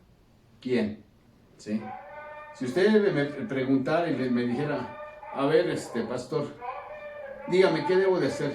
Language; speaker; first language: Spanish; native; Spanish